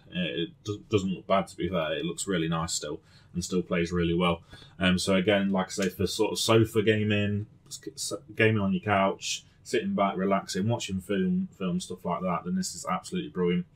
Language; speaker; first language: English; native; English